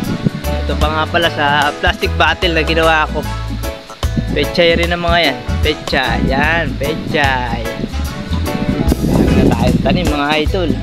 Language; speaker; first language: Filipino; native; Filipino